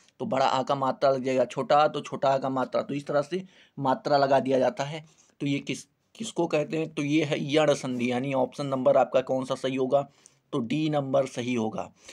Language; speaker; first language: Hindi; native; Hindi